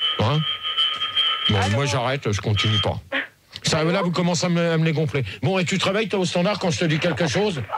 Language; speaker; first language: French; native; French